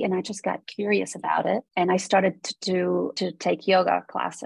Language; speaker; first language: English; early bilingual, other home language; Polish